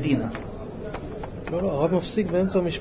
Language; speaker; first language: Hebrew; native; Hebrew